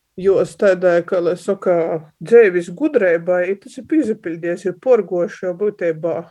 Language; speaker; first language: Latvian; non-native, local second language; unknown